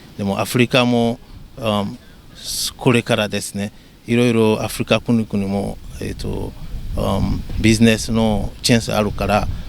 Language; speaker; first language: Japanese; non-native, fluent; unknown